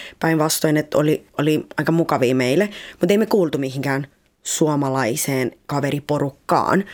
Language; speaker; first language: Finnish; early bilingual, other home language; Spanish